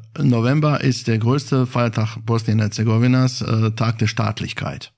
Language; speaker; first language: German; non-native, fluent; Bosnian